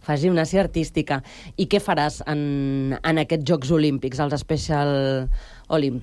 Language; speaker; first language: Catalan; native; Catalan